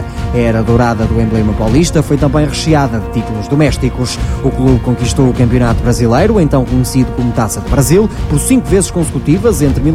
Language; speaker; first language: Portuguese; native; Portuguese